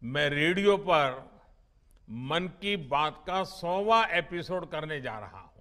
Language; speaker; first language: Hindi; non-native, local second language; Gujarati